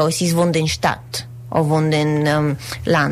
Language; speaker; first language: German; non-native, learner; Spanish